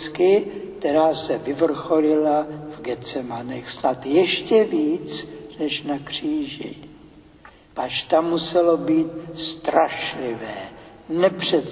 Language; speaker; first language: Czech; native; Czech